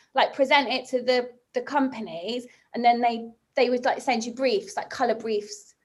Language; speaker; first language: English; native; English